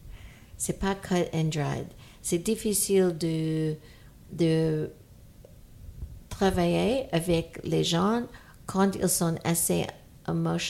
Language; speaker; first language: French; non-native, fluent; English